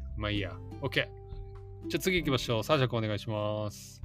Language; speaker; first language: Japanese; native; Japanese